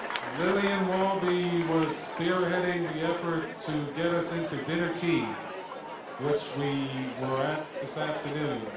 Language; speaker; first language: English; native; English